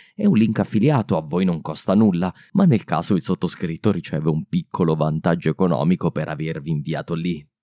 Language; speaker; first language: Italian; native; Italian